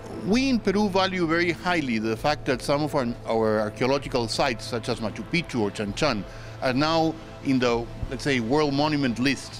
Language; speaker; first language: English; non-native, fluent; Spanish